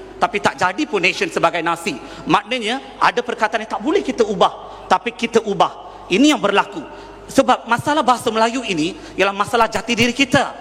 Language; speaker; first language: Malay; non-native, local second language; Tamil